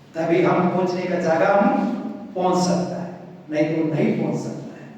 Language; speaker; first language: Hindi; non-native, local second language; Telugu